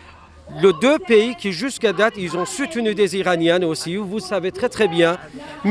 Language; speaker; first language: French; non-native, fluent; Persian